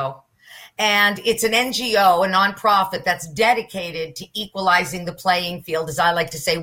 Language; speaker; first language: English; native; English